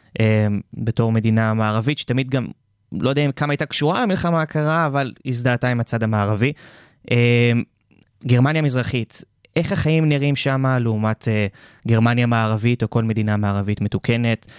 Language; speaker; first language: Hebrew; native; Hebrew